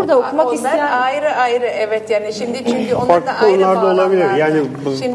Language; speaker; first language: Turkish; non-native, fluent; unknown